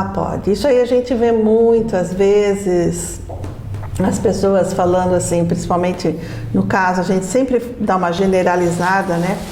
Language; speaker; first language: Portuguese; native; Portuguese